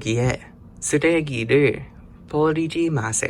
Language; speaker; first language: Korean; non-native, learner; English